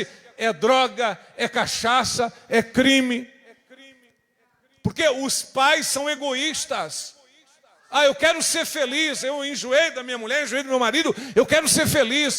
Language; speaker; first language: Portuguese; native; Portuguese